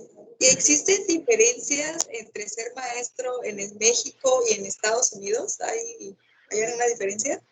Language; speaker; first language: Spanish; native; Spanish